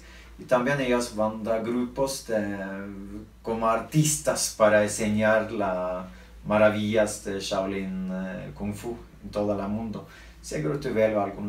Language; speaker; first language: Spanish; non-native, learner; Norwegian